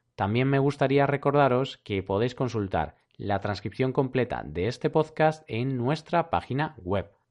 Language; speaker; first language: Spanish; native; Spanish